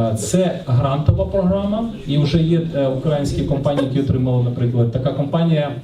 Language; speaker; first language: Ukrainian; non-native, local second language; Russian